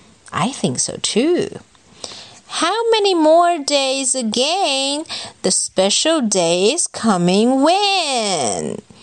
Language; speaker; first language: English; non-native, fluent; Chinese